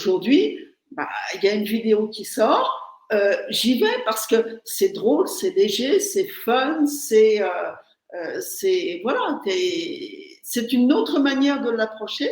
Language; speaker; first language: French; native; French